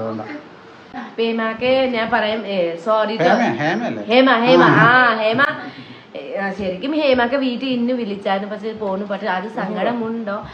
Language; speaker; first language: Malayalam; non-native, learner; Nepali